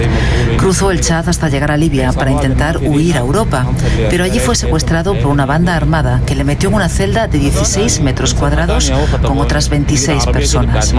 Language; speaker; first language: Spanish; native; Spanish